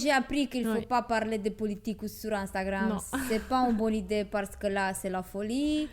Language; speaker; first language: French; non-native, fluent; Romanian